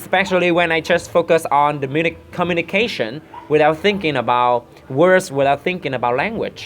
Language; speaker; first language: English; non-native, learner; Vietnamese